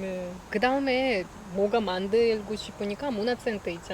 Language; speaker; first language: Korean; non-native, learner; Russian